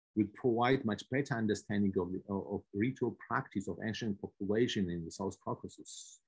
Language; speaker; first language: English; non-native, fluent; Georgian